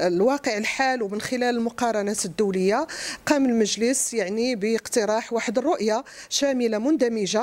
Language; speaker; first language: Arabic; native; Arabic